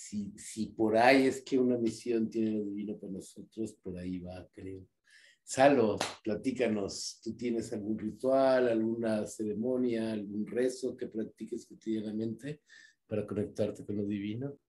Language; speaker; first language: Spanish; native; Spanish